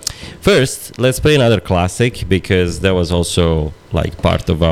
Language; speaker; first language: English; non-native, fluent; Italian